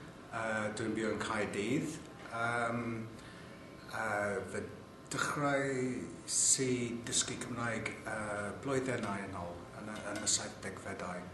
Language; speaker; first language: Welsh; non-native, local second language; English